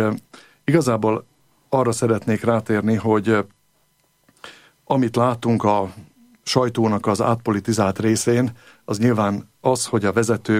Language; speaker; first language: Hungarian; native; Hungarian